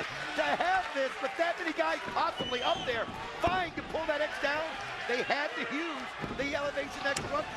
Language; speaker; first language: English; native; English